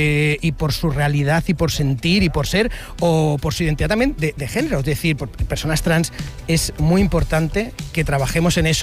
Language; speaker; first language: Spanish; native; Spanish